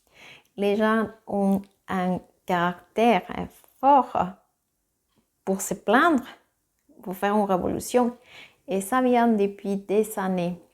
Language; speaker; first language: French; non-native, fluent; Spanish